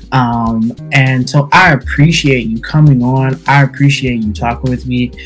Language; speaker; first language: English; native; English